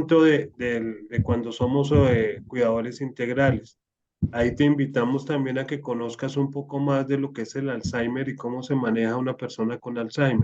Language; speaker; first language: Spanish; native; Spanish